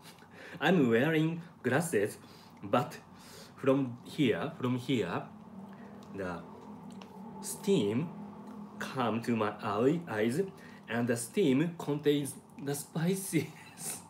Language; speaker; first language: English; non-native, learner; Japanese